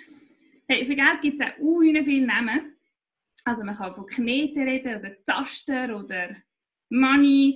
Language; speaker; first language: German; native; German